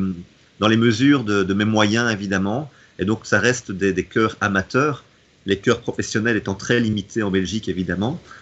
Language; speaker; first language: French; native; French